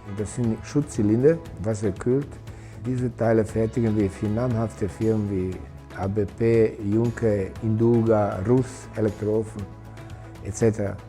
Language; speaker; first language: German; non-native, fluent; Serbian